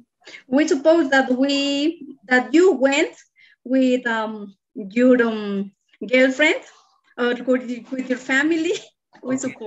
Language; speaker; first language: English; non-native, learner; Spanish